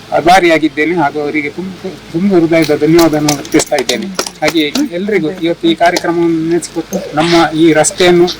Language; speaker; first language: Kannada; native; Kannada